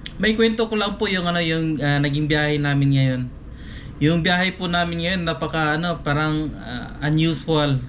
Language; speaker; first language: Filipino; non-native, local second language; Cebuano